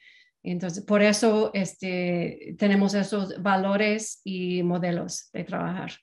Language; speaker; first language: Spanish; non-native, fluent; English